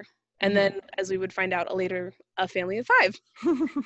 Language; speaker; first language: English; native; English